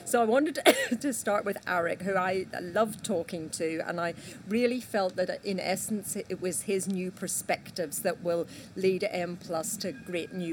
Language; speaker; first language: English; native; English